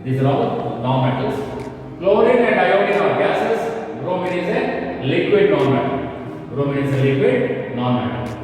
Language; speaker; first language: English; non-native, local second language; Kannada